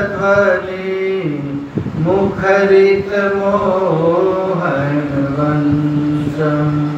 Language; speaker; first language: Hindi; non-native, local second language; Bangla